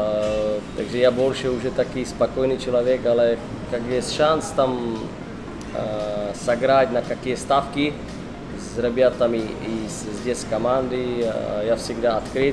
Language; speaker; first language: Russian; non-native, learner; Czech